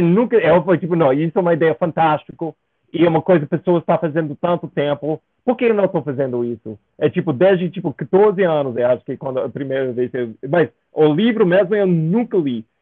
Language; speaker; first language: Portuguese; non-native, fluent; English